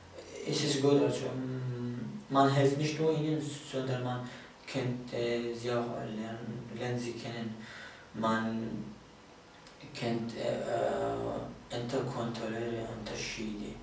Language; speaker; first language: German; non-native, fluent; Kurdish